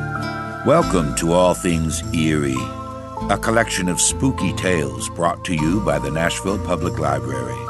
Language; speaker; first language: English; native; English